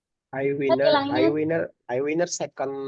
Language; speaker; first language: English; non-native, learner; Indonesian